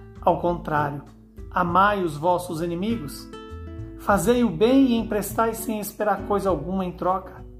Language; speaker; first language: Portuguese; native; Portuguese